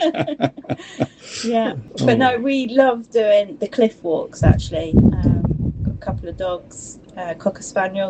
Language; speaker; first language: English; native; English